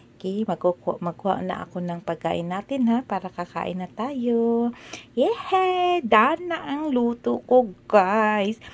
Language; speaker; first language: Filipino; non-native, local second language; Cebuano